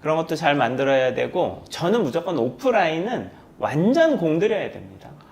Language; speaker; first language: Korean; native; Korean